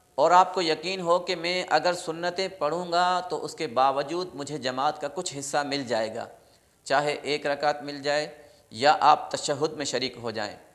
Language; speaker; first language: Urdu; non-native, local second language; Sindhi